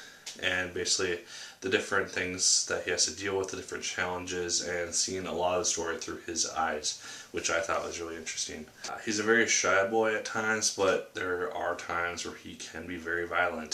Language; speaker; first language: English; native; English